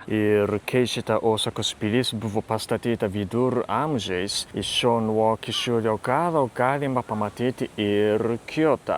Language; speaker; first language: Lithuanian; non-native, fluent; Japanese